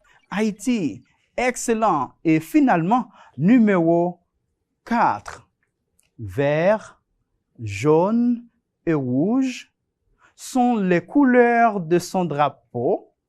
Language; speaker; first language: French; non-native, fluent; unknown